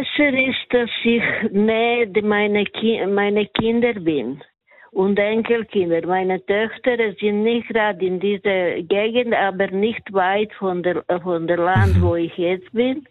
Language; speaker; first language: German; non-native, learner; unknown